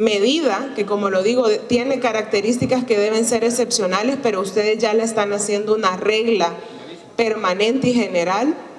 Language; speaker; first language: Spanish; native; Spanish